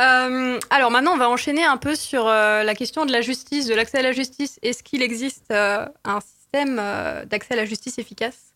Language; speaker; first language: French; native; French